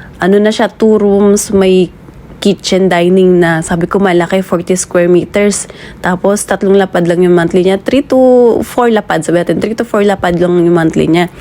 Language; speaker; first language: Filipino; native; Filipino